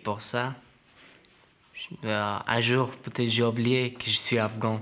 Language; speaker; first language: French; non-native, learner; Persian